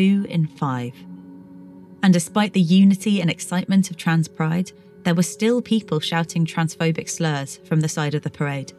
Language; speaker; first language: English; native; English